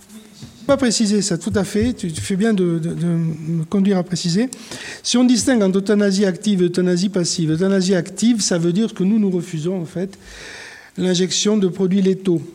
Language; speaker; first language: French; native; French